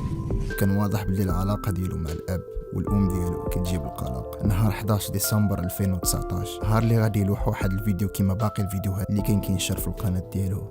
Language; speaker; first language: Arabic; native; Arabic